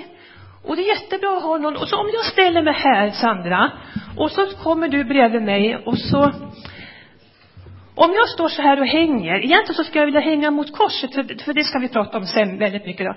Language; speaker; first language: Swedish; native; Swedish